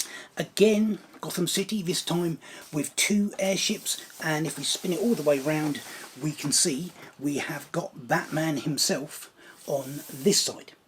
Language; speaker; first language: English; native; English